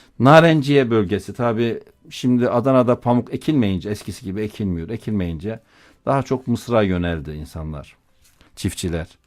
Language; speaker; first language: Turkish; native; Turkish